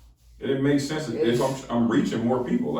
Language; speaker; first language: English; native; English